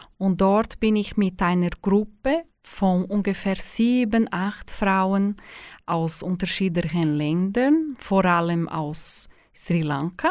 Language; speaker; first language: German; non-native, fluent; Portuguese